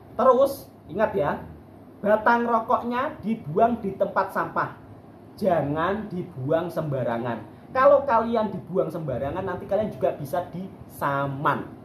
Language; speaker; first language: Indonesian; native; Indonesian